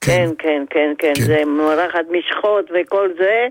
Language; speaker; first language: Hebrew; non-native, fluent; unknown